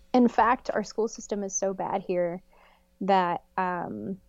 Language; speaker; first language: English; native; English